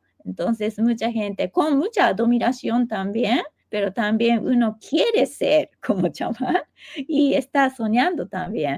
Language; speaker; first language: Spanish; non-native, fluent; Japanese